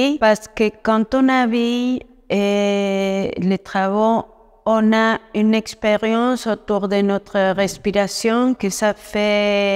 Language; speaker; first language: French; non-native, fluent; Spanish